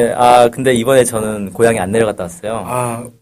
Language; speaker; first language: Korean; native; Korean